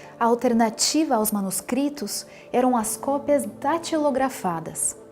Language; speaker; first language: Portuguese; non-native, fluent; Ukrainian